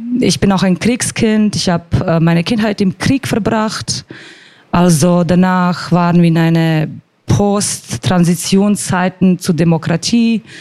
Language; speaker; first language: German; non-native, fluent; Croatian